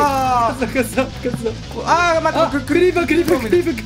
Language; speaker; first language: Japanese; native; Japanese